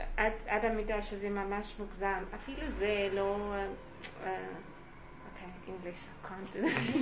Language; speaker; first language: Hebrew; non-native, fluent; English